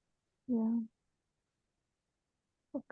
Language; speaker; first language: German; non-native, learner; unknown